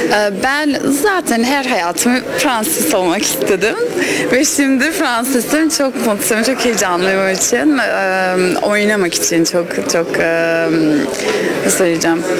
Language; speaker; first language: Turkish; non-native, learner; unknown